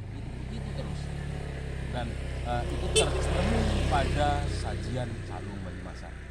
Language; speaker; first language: Indonesian; non-native, local second language; Javanese